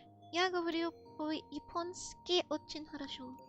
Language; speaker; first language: Russian; non-native, learner; English